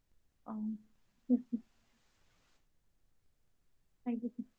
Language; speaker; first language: English; non-native, learner; Hindi